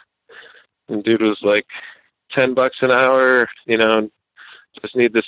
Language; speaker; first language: English; native; English